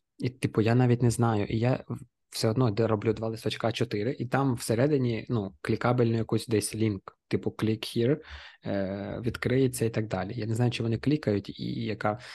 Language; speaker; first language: Ukrainian; native; Ukrainian